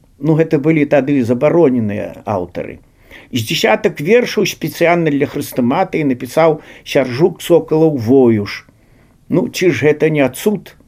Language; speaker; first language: Belarusian; native; Belarusian